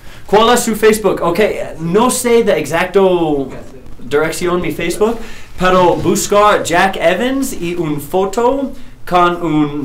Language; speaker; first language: Spanish; non-native, learner; English